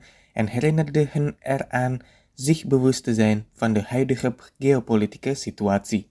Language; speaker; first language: Dutch; non-native, fluent; Indonesian